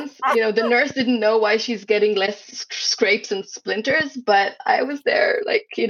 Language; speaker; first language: English; non-native, fluent; Hebrew